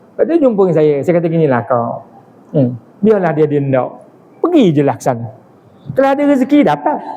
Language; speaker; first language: Malay; native; Malay